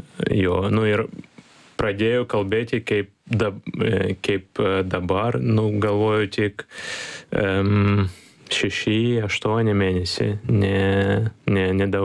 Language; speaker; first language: Lithuanian; non-native, learner; Ukrainian